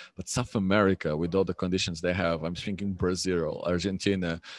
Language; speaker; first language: English; non-native, fluent; Portuguese